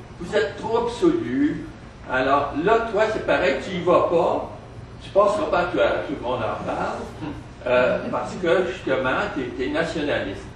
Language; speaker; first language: French; native; French